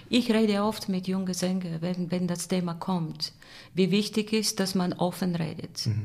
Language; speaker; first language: German; non-native, fluent; Bulgarian